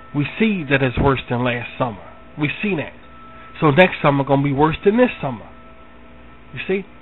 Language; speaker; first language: English; native; English